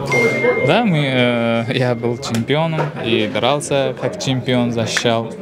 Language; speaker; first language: Russian; non-native, fluent; Uzbek